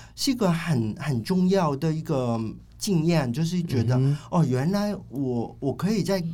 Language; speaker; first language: Chinese; non-native, fluent; Cantonese